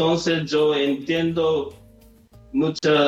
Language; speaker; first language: Spanish; non-native, learner; Japanese